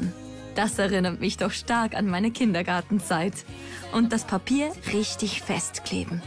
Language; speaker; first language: German; native; German